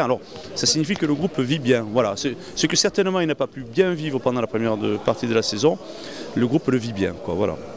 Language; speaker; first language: French; native; French